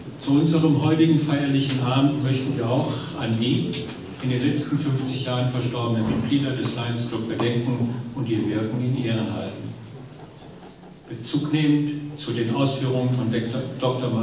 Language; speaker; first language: German; native; German